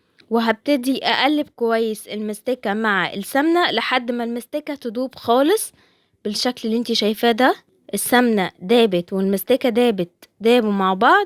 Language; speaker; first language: Arabic; native; Arabic